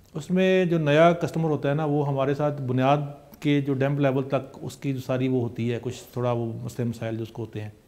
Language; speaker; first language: Urdu; non-native, local second language; Punjabi